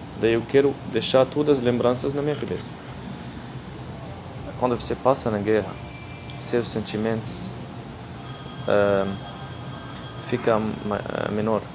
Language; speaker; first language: Portuguese; non-native, fluent; Arabic